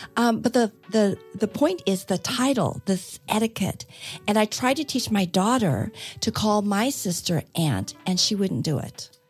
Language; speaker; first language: English; native; English